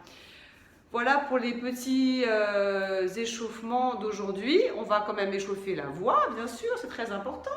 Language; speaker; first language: French; native; French